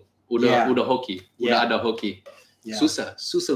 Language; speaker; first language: Indonesian; non-native, learner; English